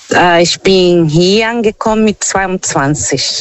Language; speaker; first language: German; non-native, learner; Portuguese